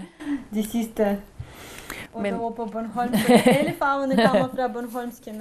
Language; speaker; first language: Danish; non-native, learner; Russian